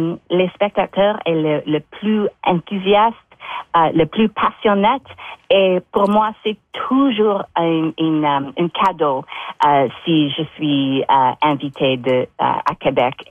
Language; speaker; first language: French; non-native, local second language; English